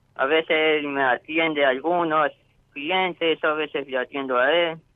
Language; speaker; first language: Spanish; native; Spanish